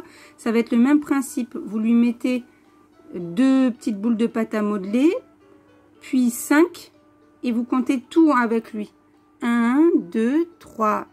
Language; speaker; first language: French; native; French